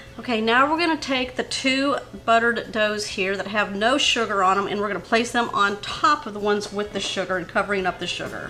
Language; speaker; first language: English; native; English